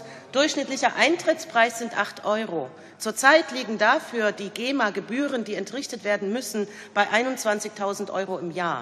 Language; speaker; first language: German; native; German